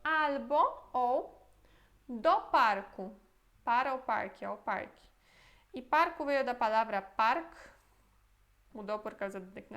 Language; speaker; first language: Portuguese; non-native, fluent; Polish